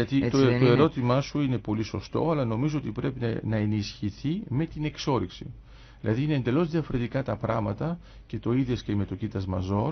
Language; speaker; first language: Greek; native; Greek